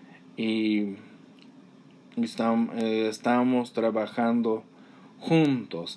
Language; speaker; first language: Spanish; non-native, fluent; English